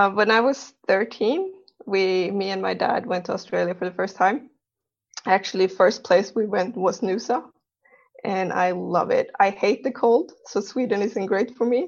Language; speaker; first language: English; non-native, fluent; Swedish